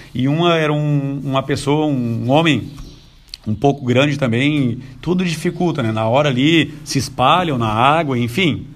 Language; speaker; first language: Portuguese; native; Portuguese